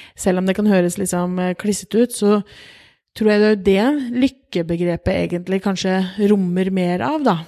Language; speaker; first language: Norwegian; native; Norwegian